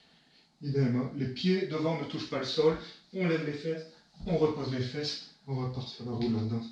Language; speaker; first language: French; native; French